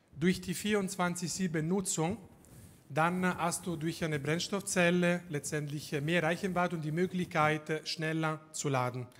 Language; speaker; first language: German; non-native, fluent; Italian